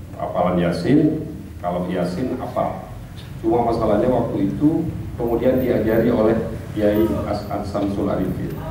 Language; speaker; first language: Indonesian; non-native, local second language; Madurese